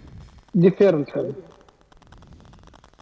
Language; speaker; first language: English; non-native, learner; Arabic